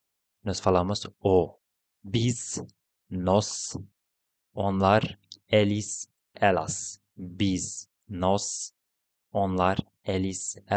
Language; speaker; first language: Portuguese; non-native, learner; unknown